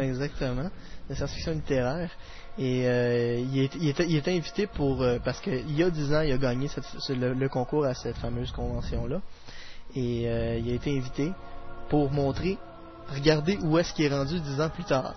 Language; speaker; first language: French; native; French